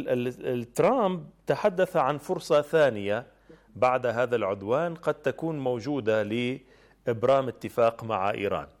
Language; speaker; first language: Arabic; native; Arabic